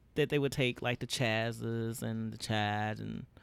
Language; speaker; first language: English; native; English